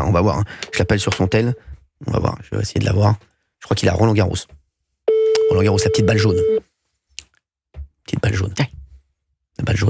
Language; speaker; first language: French; native; French